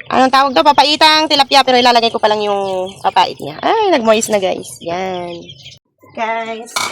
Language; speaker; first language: Filipino; non-native, local second language; Iloko